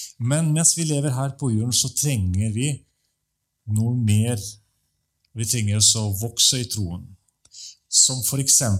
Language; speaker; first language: Norwegian; non-native, fluent; Russian